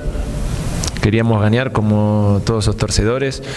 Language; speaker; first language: Portuguese; non-native, fluent; Spanish